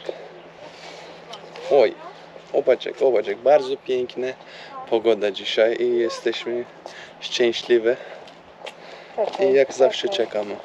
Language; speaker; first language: Polish; non-native, learner; Turkish